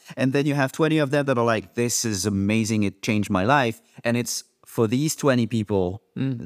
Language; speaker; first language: English; non-native, fluent; French